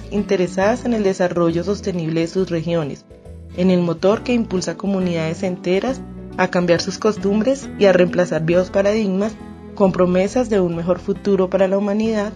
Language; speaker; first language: Spanish; native; Spanish